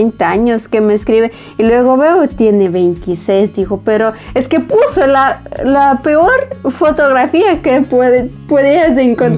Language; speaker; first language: Spanish; non-native, fluent; Ukrainian